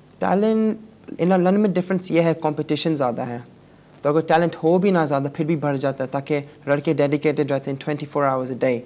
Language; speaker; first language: Urdu; native; Urdu